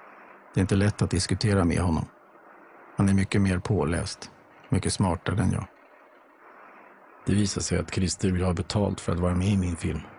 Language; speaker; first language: Swedish; native; Swedish